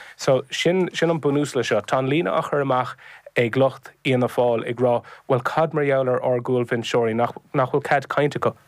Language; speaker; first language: Irish; non-native, local second language; English